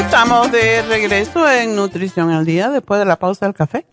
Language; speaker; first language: Spanish; native; Spanish